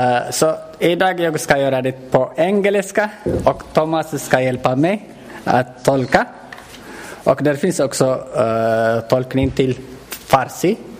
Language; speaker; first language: Swedish; non-native, learner; Tigrinya